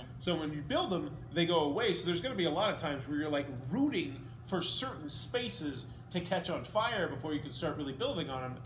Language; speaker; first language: English; native; English